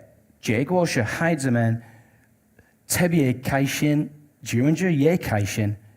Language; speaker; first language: Chinese; non-native, learner; English